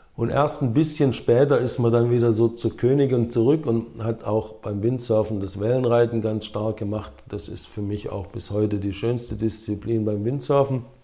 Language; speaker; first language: German; native; German